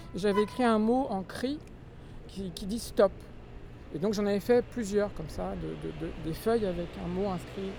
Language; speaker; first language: French; native; French